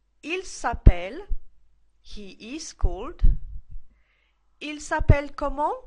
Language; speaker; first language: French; non-native, fluent; English